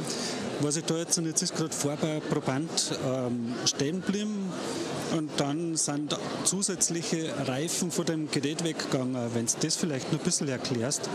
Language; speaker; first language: German; native; German